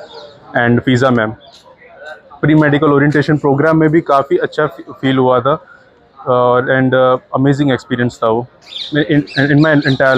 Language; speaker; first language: Hindi; non-native, local second language; Gujarati